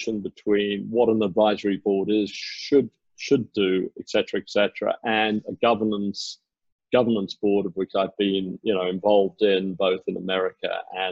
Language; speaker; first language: English; native; English